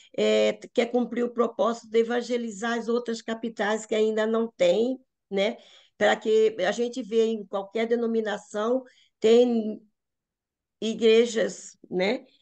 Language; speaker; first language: Portuguese; native; Portuguese